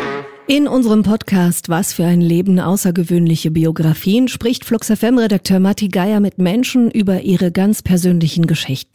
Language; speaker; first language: German; native; German